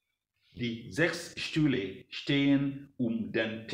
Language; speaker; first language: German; non-native, learner; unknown